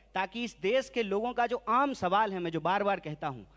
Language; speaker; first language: Hindi; native; Hindi